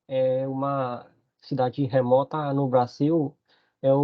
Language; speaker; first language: Portuguese; non-native, learner; Spanish